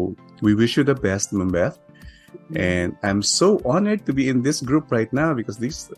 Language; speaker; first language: English; non-native, local second language; Filipino